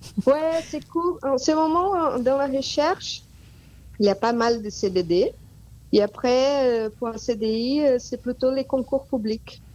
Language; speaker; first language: French; non-native, fluent; Portuguese